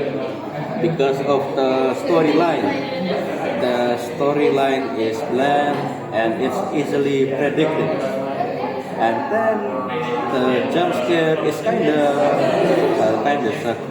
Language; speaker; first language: English; non-native, fluent; Indonesian